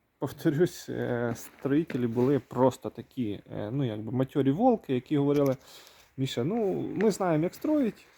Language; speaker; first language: Ukrainian; non-native, local second language; Russian